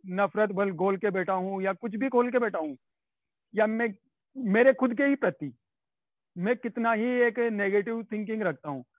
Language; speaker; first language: Hindi; native; Hindi